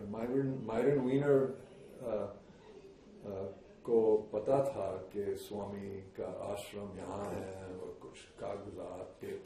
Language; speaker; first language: Hindi; non-native, fluent; English